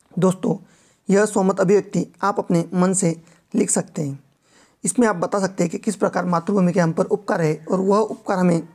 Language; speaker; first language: Hindi; non-native, local second language; Marathi